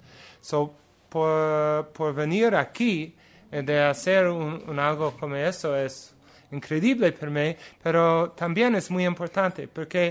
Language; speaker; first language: Spanish; non-native, learner; English